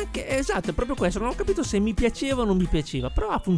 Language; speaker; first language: Italian; native; Italian